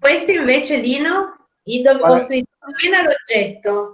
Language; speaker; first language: Italian; native; Italian